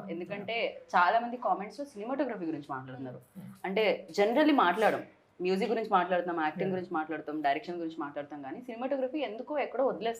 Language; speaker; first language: Telugu; native; Telugu